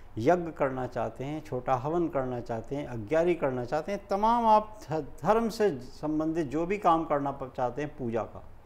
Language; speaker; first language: Hindi; native; Hindi